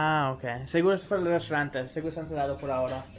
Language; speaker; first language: Spanish; non-native, learner; English